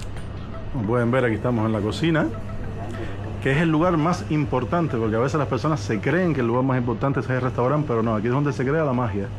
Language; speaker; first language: Spanish; native; Spanish